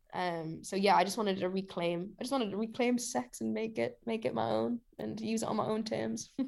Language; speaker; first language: English; native; English